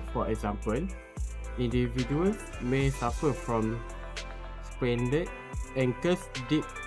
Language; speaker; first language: English; non-native, local second language; Malay